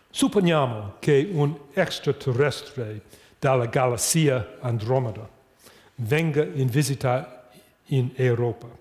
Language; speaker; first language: Italian; non-native, fluent; English